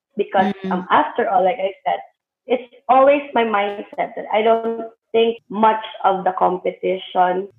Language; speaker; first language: English; non-native, local second language; Hiligaynon